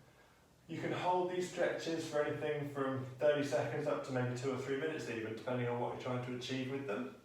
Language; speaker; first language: English; native; English